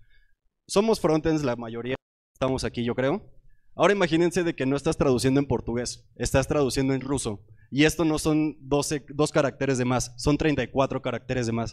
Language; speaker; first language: Spanish; native; Spanish